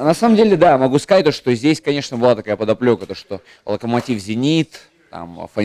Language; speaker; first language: Russian; native; Russian